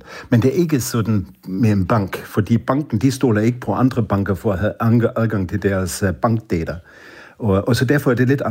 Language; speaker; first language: Danish; non-native, fluent; German